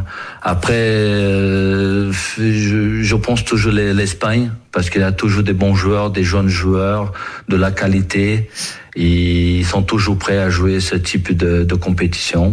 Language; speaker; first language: French; non-native, fluent; Portuguese